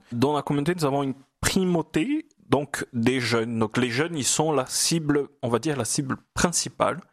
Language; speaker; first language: French; non-native, fluent; Portuguese